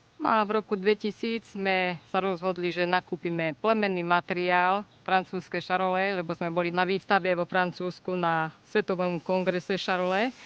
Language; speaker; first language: Slovak; native; Slovak